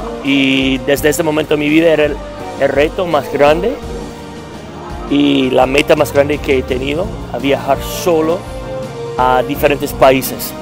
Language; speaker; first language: Spanish; non-native, fluent; English